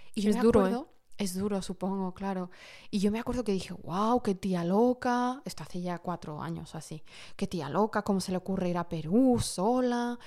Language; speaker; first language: Spanish; early bilingual, heritage; Arabic